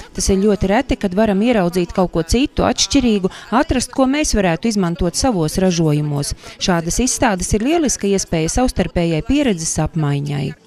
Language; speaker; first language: Latvian; native; Latvian